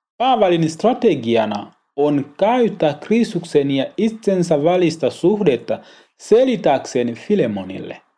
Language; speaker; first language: Finnish; non-native, learner; Swahili